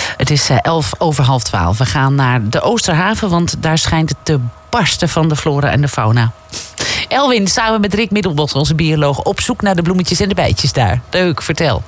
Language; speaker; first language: Dutch; native; Dutch